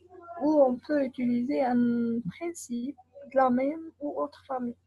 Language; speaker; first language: French; non-native, local second language; Arabic